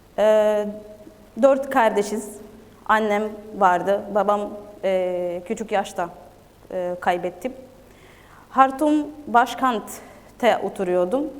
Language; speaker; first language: Turkish; non-native, fluent; Arabic